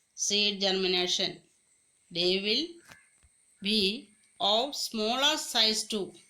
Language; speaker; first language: English; non-native, local second language; Malayalam